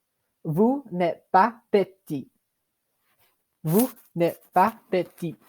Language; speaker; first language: French; non-native, fluent; English